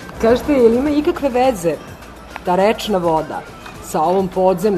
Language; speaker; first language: Serbian; native; Serbian